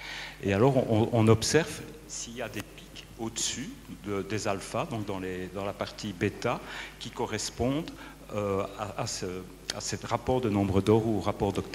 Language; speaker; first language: French; native; French